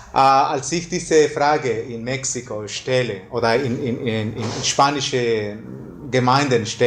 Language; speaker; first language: German; non-native, fluent; Spanish